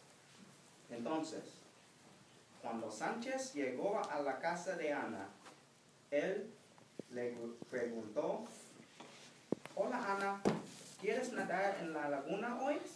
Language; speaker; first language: Spanish; non-native, fluent; English